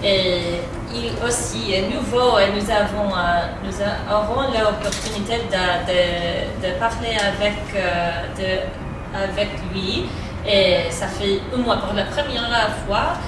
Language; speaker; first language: French; non-native, fluent; English